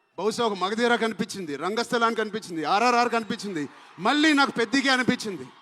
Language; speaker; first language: Telugu; native; Telugu